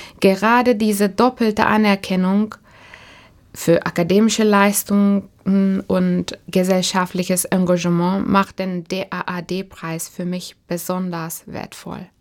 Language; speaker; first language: German; non-native, fluent; Turkish